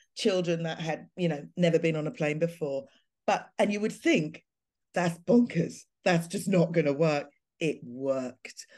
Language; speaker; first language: English; native; English